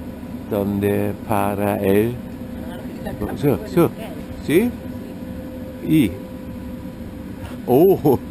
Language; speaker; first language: Spanish; non-native, fluent; German